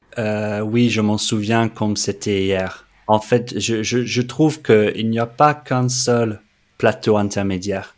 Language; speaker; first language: French; non-native, fluent; English